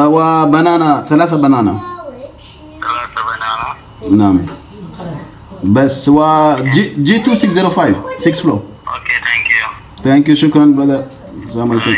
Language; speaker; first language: Arabic; non-native, learner; French